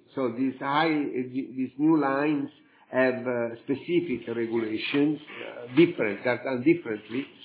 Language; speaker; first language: English; non-native, fluent; Italian